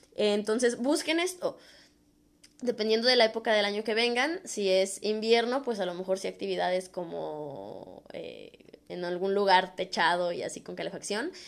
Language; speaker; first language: Spanish; native; Spanish